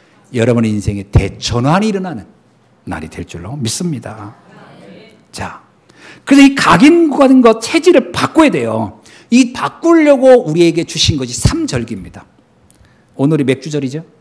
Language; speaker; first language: Korean; native; Korean